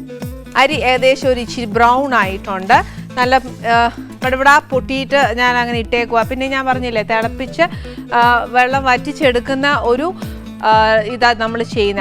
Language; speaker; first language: Malayalam; native; Malayalam